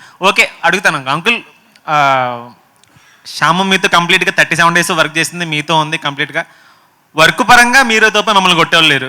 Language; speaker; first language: Telugu; native; Telugu